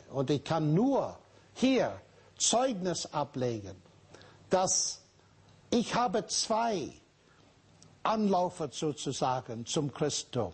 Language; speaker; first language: German; non-native, fluent; English